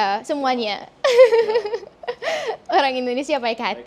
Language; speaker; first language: Indonesian; non-native, fluent; Arabic